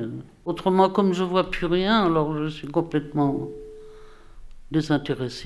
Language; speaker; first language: French; native; French